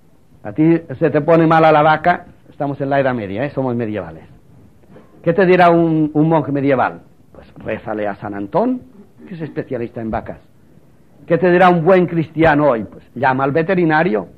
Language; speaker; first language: Spanish; native; Spanish